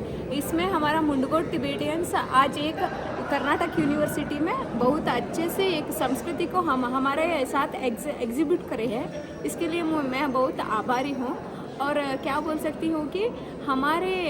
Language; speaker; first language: Hindi; non-native, local second language; Kannada